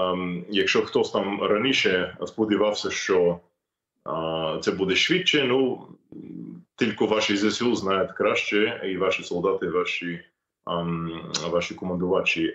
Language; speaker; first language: Ukrainian; non-native, fluent; English